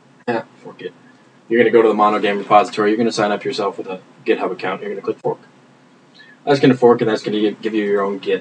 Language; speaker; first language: English; native; English